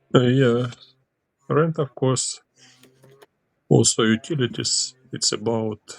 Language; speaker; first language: English; non-native, learner; Ukrainian